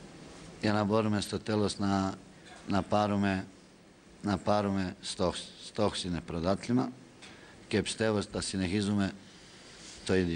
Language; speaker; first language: Greek; non-native, fluent; Bosnian